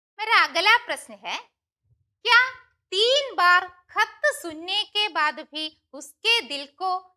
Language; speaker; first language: Hindi; non-native, local second language; Malayalam